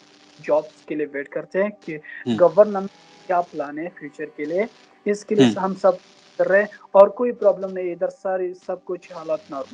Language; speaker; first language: Hindi; non-native, fluent; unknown